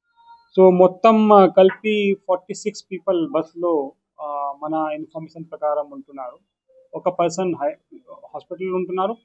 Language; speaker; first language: Telugu; non-native, local second language; Urdu